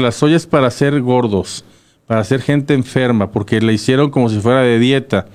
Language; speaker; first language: Spanish; native; Spanish